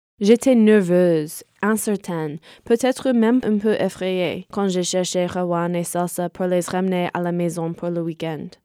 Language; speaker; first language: French; non-native, fluent; English